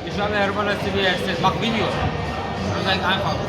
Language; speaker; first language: German; non-native, learner; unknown